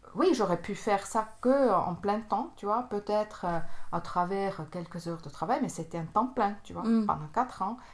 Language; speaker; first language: French; native; French